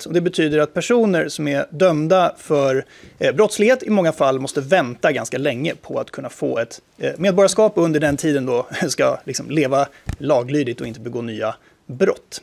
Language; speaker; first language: Swedish; native; Swedish